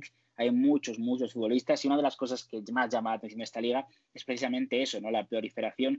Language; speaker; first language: Spanish; native; Spanish